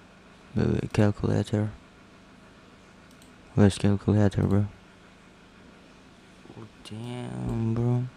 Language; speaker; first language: English; non-native, learner; Indonesian